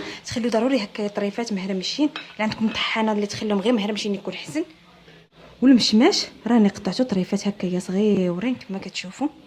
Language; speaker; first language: Arabic; native; Arabic